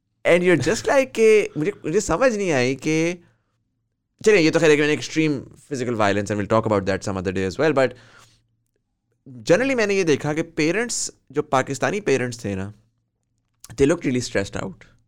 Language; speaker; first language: Urdu; native; Urdu